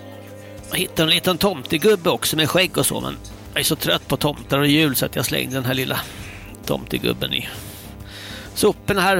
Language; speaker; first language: Swedish; native; Swedish